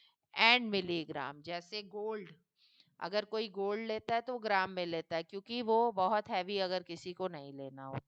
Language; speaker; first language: Hindi; native; Hindi